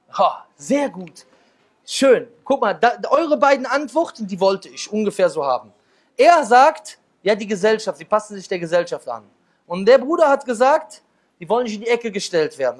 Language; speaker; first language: German; native; German